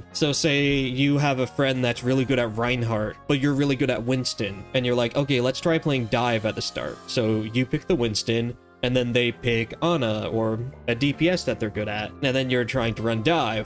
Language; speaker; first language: English; native; English